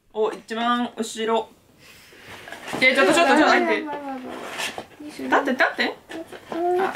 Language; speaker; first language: Japanese; non-native, learner; Russian